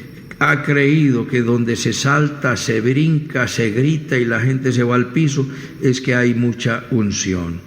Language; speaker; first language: Spanish; native; Spanish